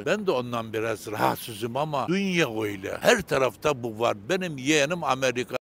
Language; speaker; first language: Turkish; native; Turkish